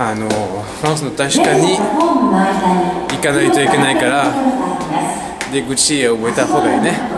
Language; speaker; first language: Japanese; non-native, fluent; French